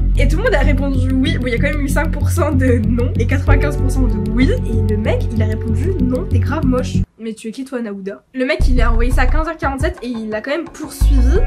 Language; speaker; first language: French; native; French